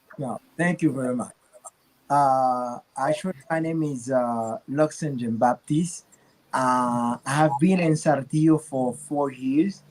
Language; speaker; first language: English; non-native, learner; Haitian Creole